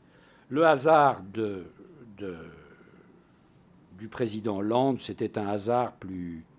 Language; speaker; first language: French; native; French